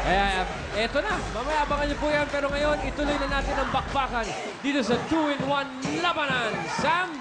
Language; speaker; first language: Filipino; native; Filipino